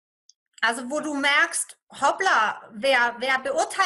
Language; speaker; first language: German; native; German